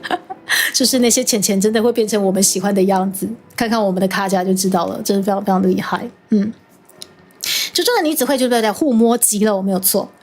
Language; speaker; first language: Chinese; native; Chinese